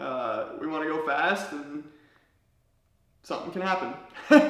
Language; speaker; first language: English; native; English